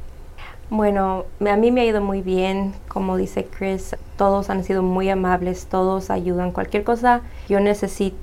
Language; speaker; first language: Spanish; early bilingual, heritage; Spanish